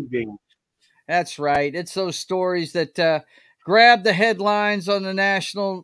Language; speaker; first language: English; native; English